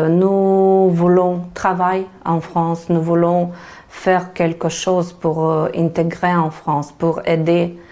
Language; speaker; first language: French; non-native, learner; Ukrainian